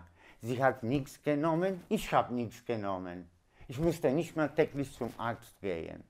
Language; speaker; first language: German; non-native, learner; Polish